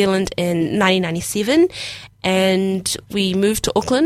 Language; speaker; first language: English; non-native, local second language; Somali